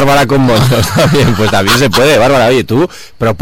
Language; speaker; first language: Spanish; native; Spanish